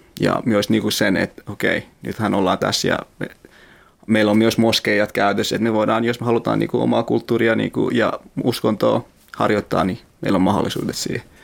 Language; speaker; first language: Finnish; early bilingual, other home language; Persian